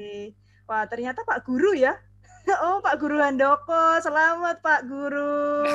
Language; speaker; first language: Indonesian; native; Indonesian